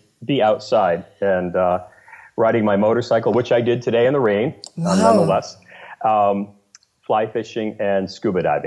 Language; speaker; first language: English; native; English